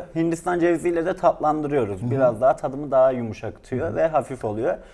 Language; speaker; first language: Turkish; native; Turkish